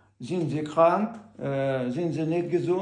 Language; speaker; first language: German; non-native, learner; Ukrainian